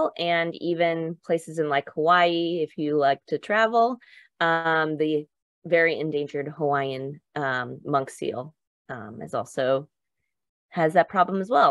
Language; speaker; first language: English; native; English